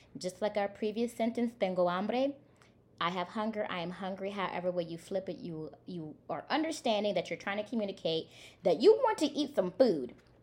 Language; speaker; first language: English; native; English